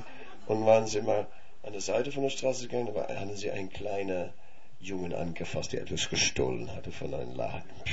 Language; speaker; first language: German; non-native, fluent; Dutch